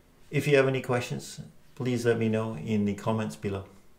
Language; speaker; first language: English; native; English